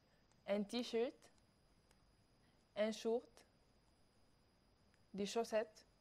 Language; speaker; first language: French; non-native, learner; Arabic